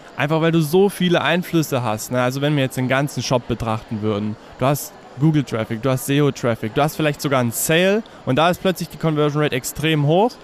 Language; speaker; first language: German; native; German